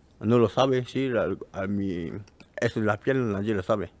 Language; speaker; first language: Spanish; non-native, learner; French